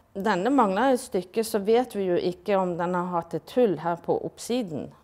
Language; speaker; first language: Norwegian; native; Norwegian